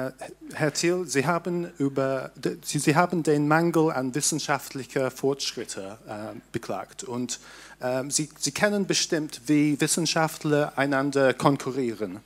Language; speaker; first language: German; non-native, fluent; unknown